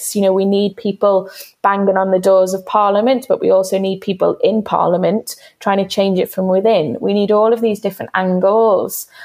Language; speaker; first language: English; native; English